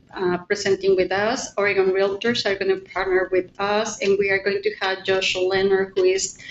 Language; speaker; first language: English; non-native, fluent; Spanish